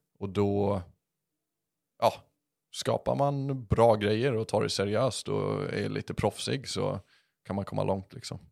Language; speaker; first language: Swedish; early bilingual, other home language; English